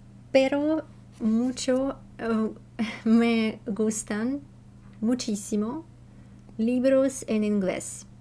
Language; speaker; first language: Spanish; non-native, learner; Russian